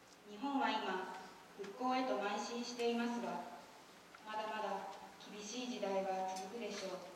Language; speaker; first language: Japanese; native; Japanese